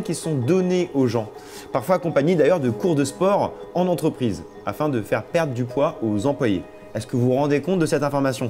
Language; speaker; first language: French; native; French